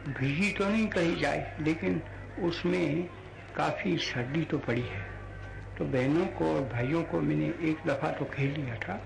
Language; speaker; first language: Hindi; non-native, local second language; Gujarati